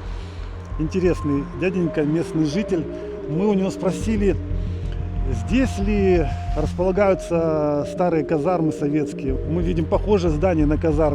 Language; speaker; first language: Russian; native; Russian